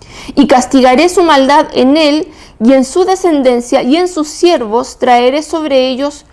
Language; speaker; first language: Spanish; native; Spanish